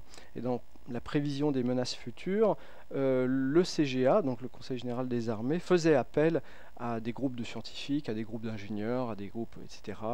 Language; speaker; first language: French; native; French